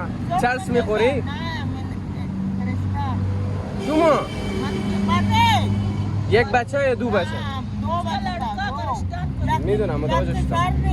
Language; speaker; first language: Persian; non-native, learner; Urdu